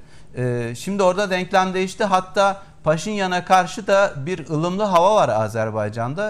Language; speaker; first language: Turkish; native; Turkish